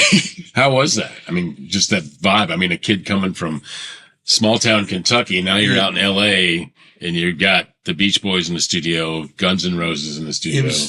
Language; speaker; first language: English; native; English